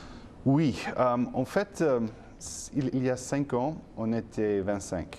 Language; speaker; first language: French; non-native, fluent; English